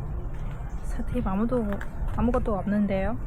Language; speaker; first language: Korean; non-native, learner; Thai